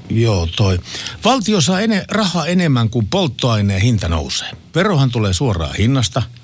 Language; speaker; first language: Finnish; native; Finnish